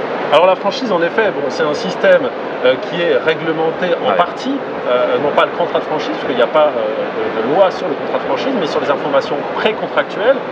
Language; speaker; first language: French; native; French